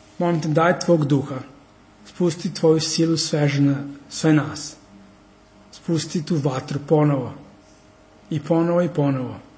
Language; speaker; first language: Serbian; early bilingual, heritage; Serbian